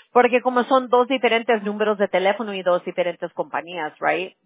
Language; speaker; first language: Spanish; early bilingual, other home language; English